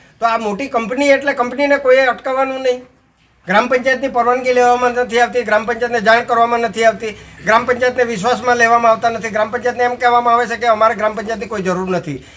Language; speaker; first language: Gujarati; native; Gujarati